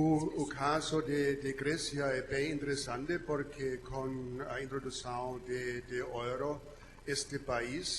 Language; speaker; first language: Portuguese; non-native, learner; German